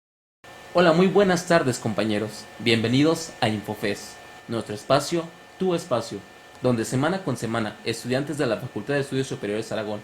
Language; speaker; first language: Spanish; native; Spanish